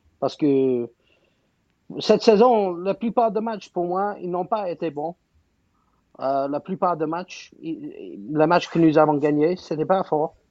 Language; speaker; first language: French; non-native, fluent; English